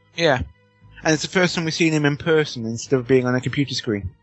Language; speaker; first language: English; native; English